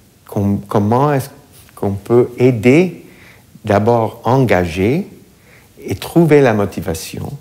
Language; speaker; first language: French; non-native, fluent; English